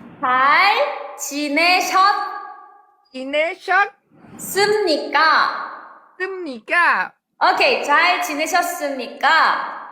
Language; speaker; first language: Korean; non-native, learner; Thai